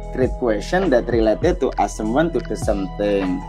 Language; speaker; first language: English; non-native, fluent; Indonesian